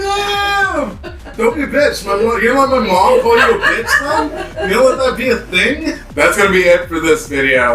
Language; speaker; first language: English; native; English